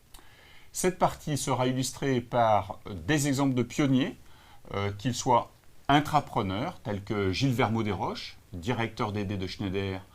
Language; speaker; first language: French; native; French